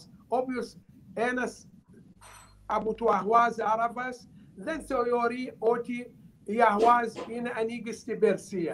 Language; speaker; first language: Greek; non-native, learner; Arabic